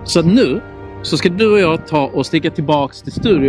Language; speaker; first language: Swedish; native; Swedish